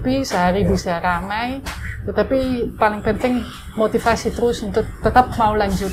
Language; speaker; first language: Indonesian; non-native, fluent; Dutch